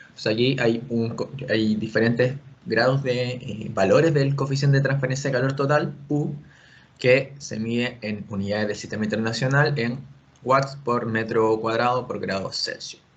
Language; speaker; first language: Spanish; native; Spanish